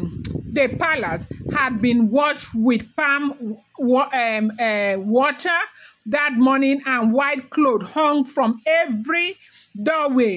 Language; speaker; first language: English; non-native, local second language; Yoruba